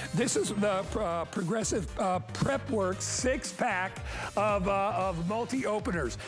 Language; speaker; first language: English; native; English